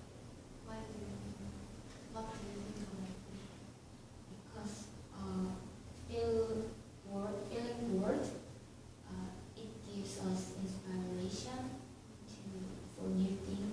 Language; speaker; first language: English; non-native, learner; Korean